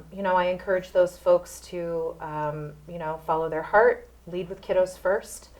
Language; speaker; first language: English; native; English